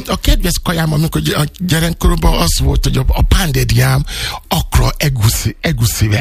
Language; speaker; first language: Hungarian; non-native, fluent; Yoruba